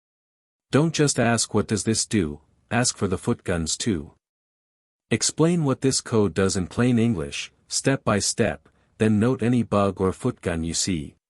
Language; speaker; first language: English; native; English